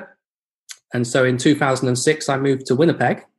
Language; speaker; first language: English; native; English